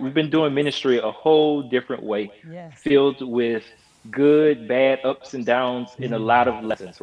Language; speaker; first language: English; native; English